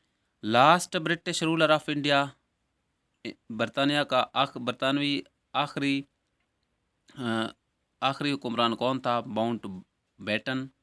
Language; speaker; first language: Urdu; native; Urdu